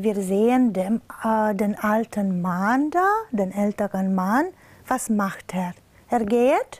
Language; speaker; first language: German; non-native, fluent; Romanian